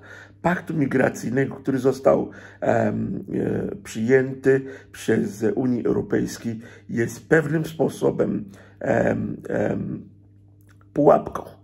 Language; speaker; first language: Polish; non-native, fluent; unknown